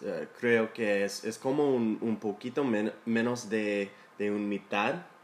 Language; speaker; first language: Spanish; non-native, learner; English